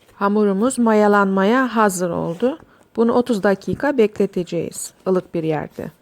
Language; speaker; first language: Turkish; native; Turkish